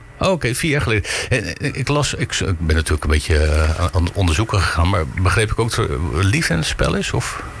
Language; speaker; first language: Dutch; native; Dutch